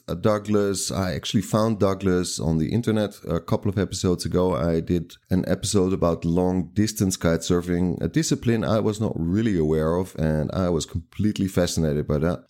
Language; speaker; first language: English; non-native, fluent; Dutch